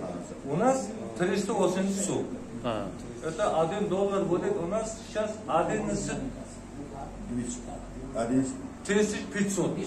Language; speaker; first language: Russian; non-native, local second language; Uzbek